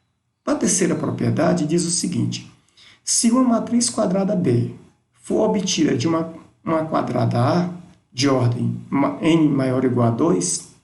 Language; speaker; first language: Portuguese; native; Portuguese